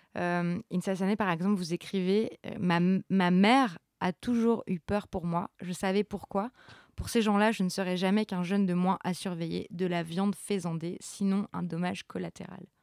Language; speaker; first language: French; native; French